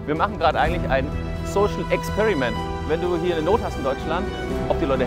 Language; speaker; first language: German; native; German